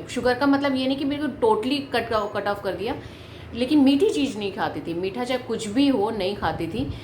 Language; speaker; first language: Hindi; non-native, local second language; Malayalam